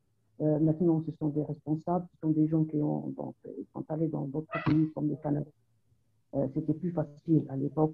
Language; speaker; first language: French; non-native, local second language; Arabic